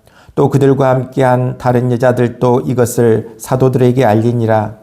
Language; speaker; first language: Korean; native; Korean